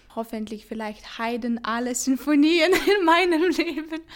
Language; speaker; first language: German; non-native, learner; Lithuanian